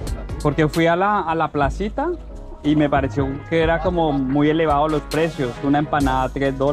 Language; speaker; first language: Spanish; non-native, learner; English